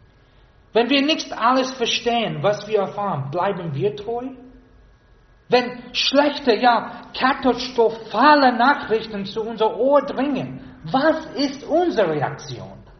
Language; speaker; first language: German; non-native, fluent; English